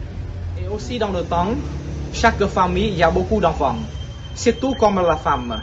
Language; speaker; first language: French; non-native, fluent; Khmer